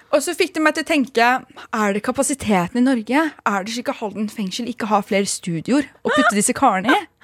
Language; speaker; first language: Norwegian; early bilingual, other home language; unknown